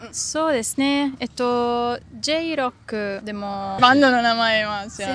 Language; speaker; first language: Japanese; non-native, learner; Italian